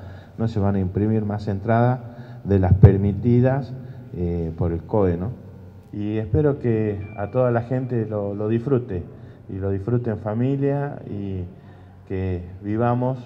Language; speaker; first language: Spanish; native; Spanish